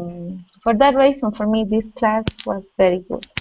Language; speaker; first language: English; non-native, learner; Spanish